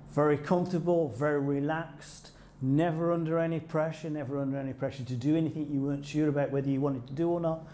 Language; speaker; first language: English; native; English